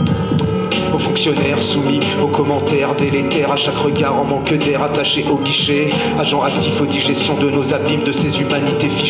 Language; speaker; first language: French; native; French